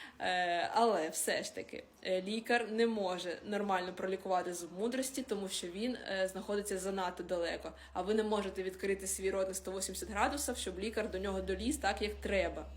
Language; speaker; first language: Ukrainian; non-native, local second language; Russian